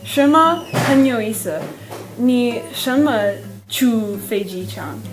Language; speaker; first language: Chinese; non-native, learner; English